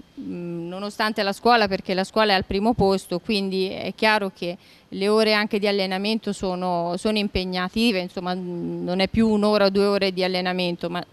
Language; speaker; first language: Italian; native; Italian